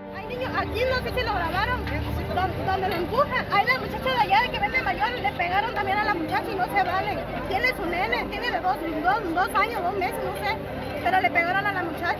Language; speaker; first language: Spanish; native; Spanish